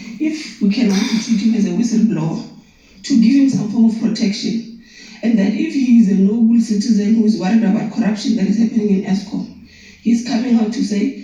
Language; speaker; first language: English; non-native, local second language; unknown